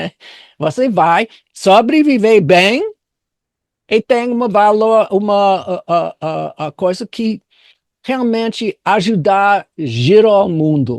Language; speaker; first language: Portuguese; non-native, fluent; English